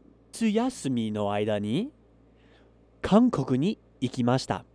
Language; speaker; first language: Japanese; non-native, fluent; English